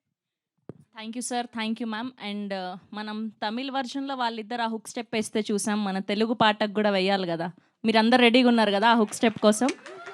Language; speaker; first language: Telugu; native; Telugu